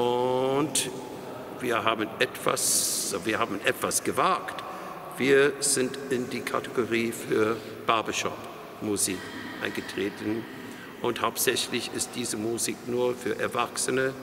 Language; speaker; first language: German; non-native, fluent; English